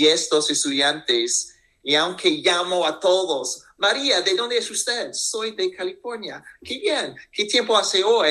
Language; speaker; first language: Spanish; non-native, fluent; English